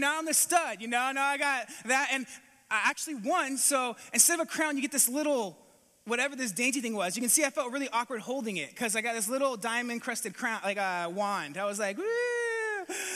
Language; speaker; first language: English; native; English